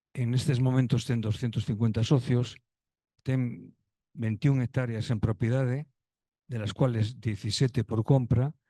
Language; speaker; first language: Spanish; non-native, local second language; Galician